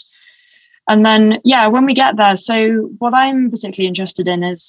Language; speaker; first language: English; native; English